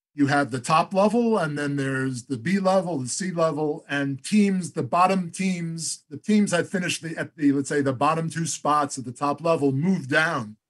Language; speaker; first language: English; native; English